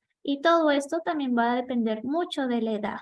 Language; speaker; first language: Spanish; native; Spanish